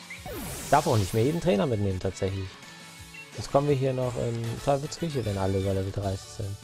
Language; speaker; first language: German; native; German